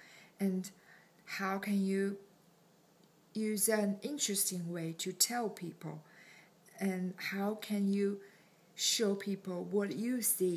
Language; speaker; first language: English; non-native, learner; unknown